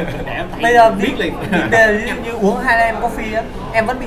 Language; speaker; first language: Vietnamese; native; Vietnamese